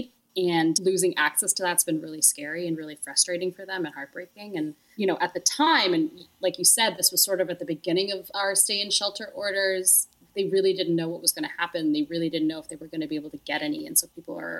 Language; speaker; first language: English; native; English